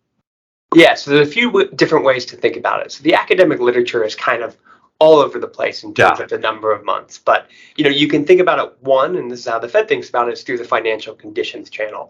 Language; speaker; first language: English; native; English